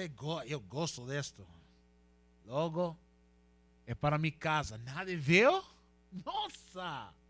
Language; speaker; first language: Portuguese; non-native, learner; Spanish